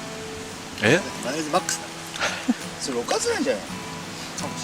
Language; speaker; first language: Japanese; native; Japanese